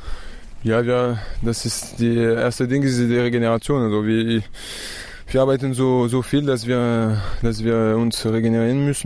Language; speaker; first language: German; non-native, fluent; French